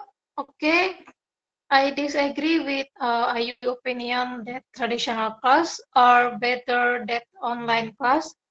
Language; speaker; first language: English; non-native, learner; Indonesian